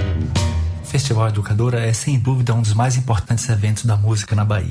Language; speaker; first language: Portuguese; native; Portuguese